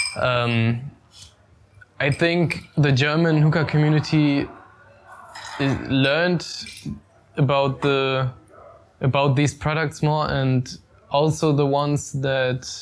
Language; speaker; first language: English; non-native, fluent; German